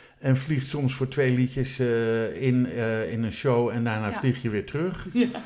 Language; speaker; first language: Dutch; native; Dutch